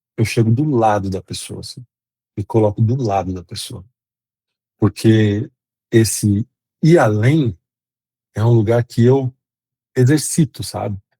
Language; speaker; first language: Portuguese; native; Portuguese